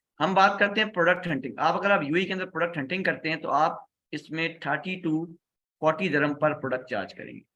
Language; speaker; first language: Urdu; native; Urdu